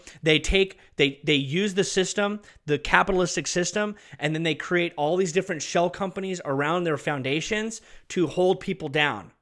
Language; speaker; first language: English; native; English